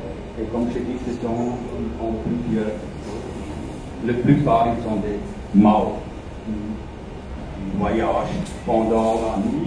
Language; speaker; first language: French; non-native, fluent; German